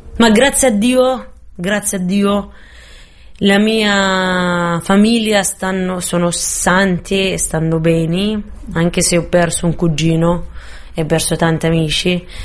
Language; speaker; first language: Italian; non-native, fluent; Arabic